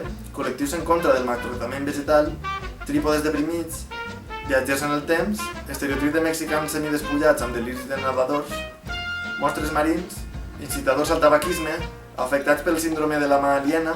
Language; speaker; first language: Catalan; native; Catalan